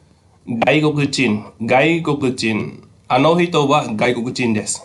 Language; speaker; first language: Japanese; non-native, fluent; Khmer